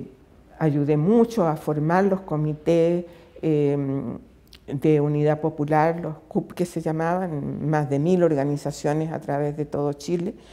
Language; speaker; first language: Spanish; native; Spanish